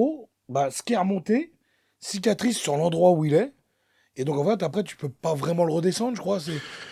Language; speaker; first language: French; native; French